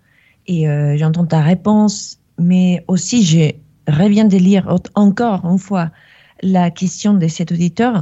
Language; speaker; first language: French; non-native, fluent; Spanish